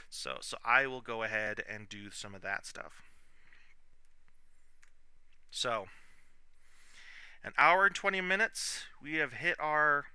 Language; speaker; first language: English; native; English